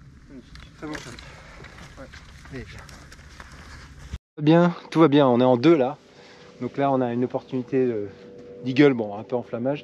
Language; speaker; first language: French; native; French